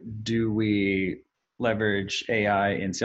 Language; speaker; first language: English; native; English